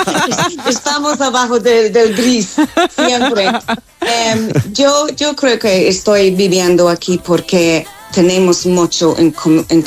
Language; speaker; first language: Spanish; non-native, fluent; English